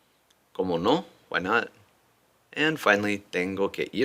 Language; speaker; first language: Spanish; non-native, fluent; English